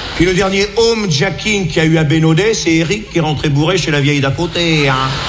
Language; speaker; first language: French; native; French